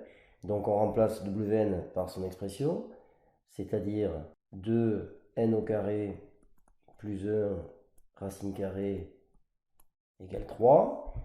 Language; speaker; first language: French; native; French